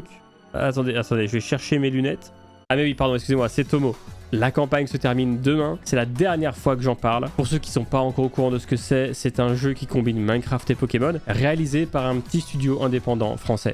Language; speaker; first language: French; native; French